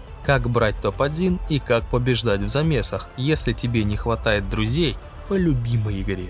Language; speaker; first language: Russian; native; Russian